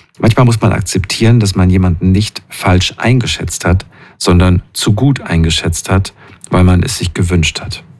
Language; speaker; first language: German; native; German